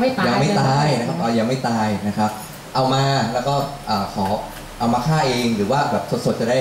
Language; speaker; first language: Thai; native; Thai